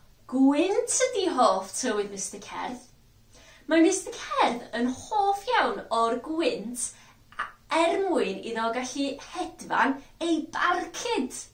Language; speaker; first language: Welsh; native; Welsh